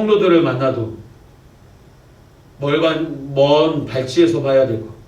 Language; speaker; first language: Korean; native; Korean